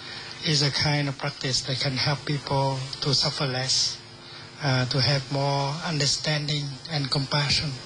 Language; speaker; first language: English; non-native, fluent; Vietnamese